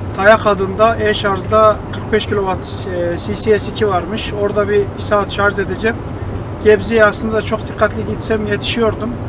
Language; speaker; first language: Turkish; native; Turkish